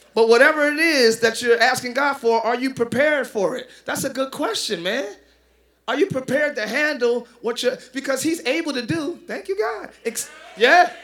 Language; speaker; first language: English; native; English